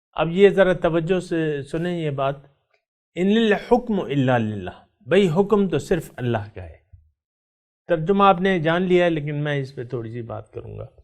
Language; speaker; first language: Urdu; non-native, local second language; Pashto